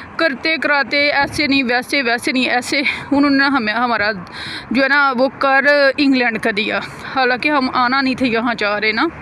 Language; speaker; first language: Urdu; non-native, local second language; Punjabi